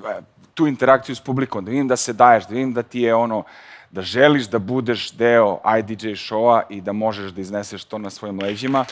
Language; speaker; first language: Serbian; native; Serbian